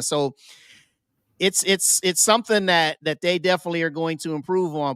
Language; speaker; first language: English; native; English